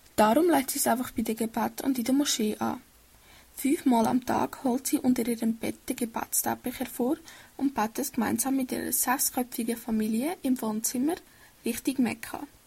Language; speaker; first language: German; native; German